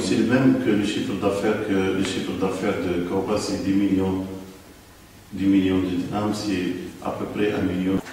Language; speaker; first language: French; non-native, local second language; Arabic